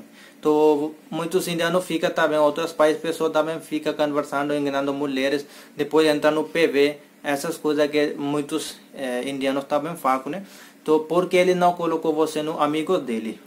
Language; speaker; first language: Portuguese; non-native, learner; Hindi